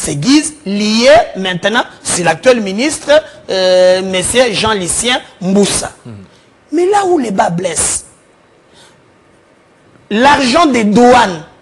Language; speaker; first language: French; non-native, local second language; Lingala